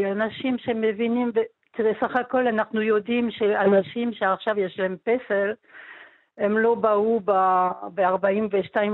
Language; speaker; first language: Hebrew; non-native, fluent; French